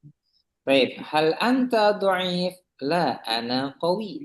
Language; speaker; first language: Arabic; non-native, fluent; Indonesian